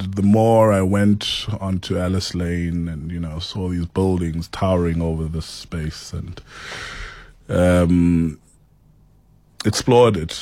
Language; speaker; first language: English; non-native, local second language; Xhosa